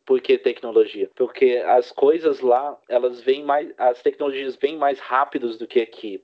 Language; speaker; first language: Portuguese; early bilingual, heritage; Portuguese